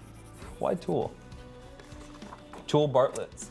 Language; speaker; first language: English; native; English